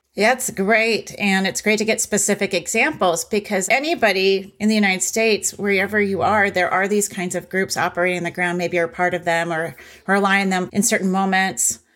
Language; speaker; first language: English; early bilingual, other home language; Hindi